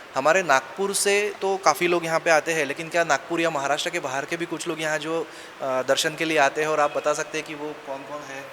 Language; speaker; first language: Hindi; non-native, local second language; Marathi